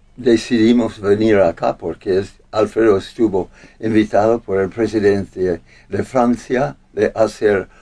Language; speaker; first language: Spanish; non-native, learner; English